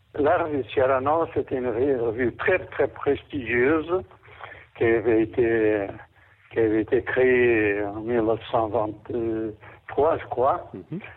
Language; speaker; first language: French; non-native, fluent; Portuguese